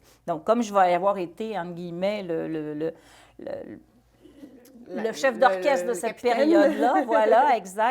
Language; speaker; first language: French; native; French